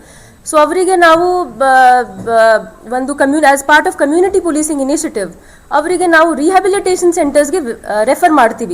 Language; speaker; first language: Kannada; non-native, local second language; Hindi